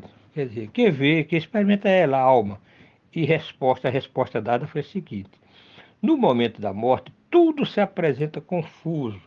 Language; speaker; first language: Portuguese; native; Portuguese